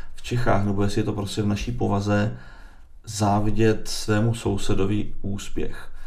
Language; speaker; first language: Czech; native; Czech